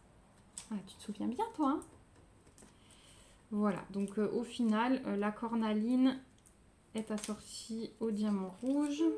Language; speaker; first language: French; native; French